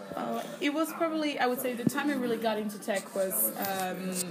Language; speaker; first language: English; non-native, fluent; French